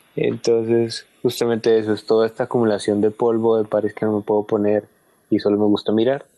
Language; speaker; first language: Spanish; native; Spanish